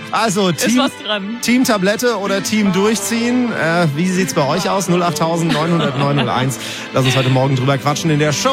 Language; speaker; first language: German; native; German